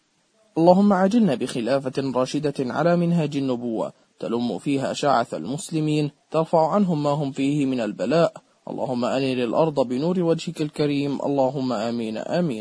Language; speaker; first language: Arabic; native; Arabic